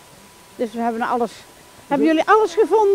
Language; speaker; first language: Dutch; native; Dutch